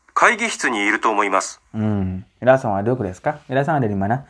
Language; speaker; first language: Japanese; non-native, learner; Indonesian